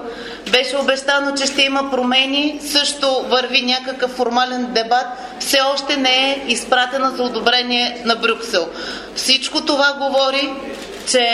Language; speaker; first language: Bulgarian; native; Bulgarian